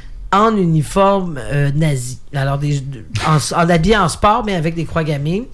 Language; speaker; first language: French; native; French